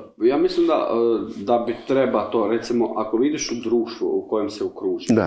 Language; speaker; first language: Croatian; non-native, learner; Albanian